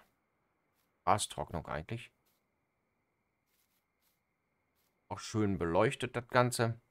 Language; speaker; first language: German; native; German